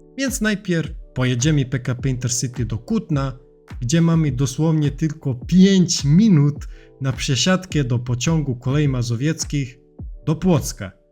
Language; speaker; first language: Polish; non-native, fluent; Serbian